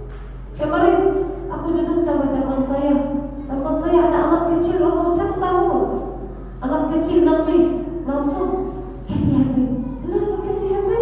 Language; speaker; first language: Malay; non-native, learner; Arabic